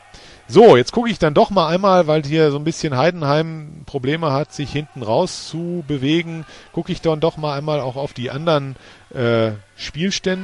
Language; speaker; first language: German; native; German